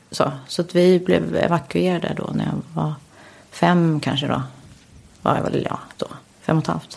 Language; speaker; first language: Swedish; early bilingual, heritage; Swedish